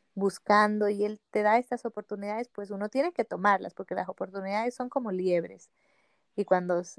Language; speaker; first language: Spanish; native; Spanish